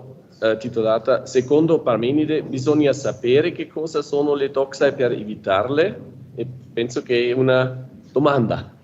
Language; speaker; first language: Italian; non-native, fluent; German